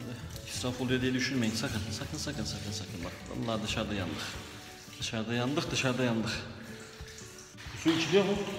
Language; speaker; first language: Turkish; native; Turkish